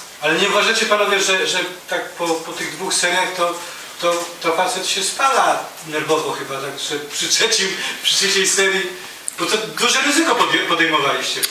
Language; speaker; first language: Polish; native; Polish